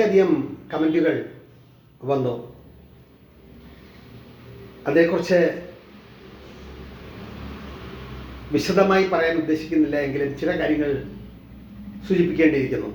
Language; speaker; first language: Malayalam; native; Malayalam